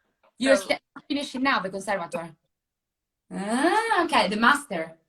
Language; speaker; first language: English; non-native, fluent; Italian